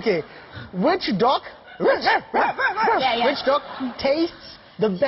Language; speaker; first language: English; non-native, fluent; German